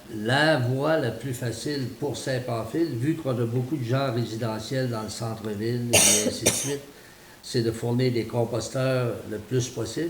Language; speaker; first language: French; native; French